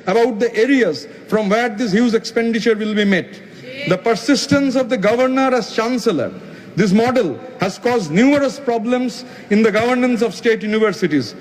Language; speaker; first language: English; non-native, local second language; Bangla